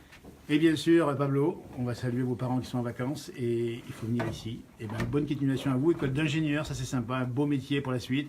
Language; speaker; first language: French; native; French